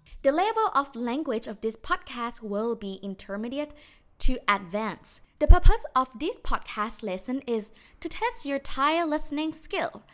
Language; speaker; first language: English; non-native, fluent; Thai